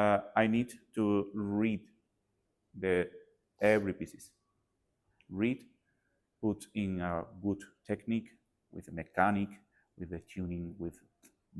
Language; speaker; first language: English; non-native, learner; Spanish